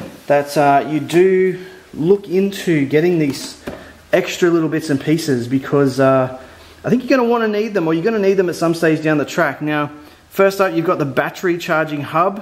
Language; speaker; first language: English; native; English